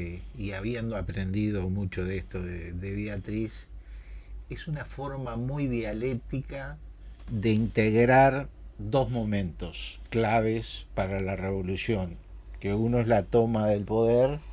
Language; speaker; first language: Spanish; native; Spanish